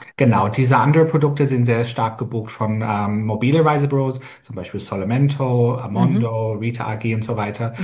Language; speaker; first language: German; non-native, fluent; English